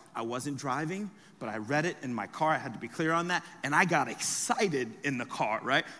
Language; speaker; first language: English; early bilingual, other home language; French